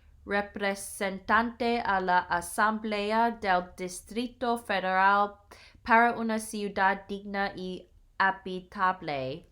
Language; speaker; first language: Spanish; non-native, learner; English